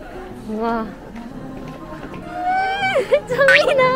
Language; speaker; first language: Korean; non-native, learner; Filipino